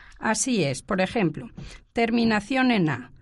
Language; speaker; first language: Spanish; native; Spanish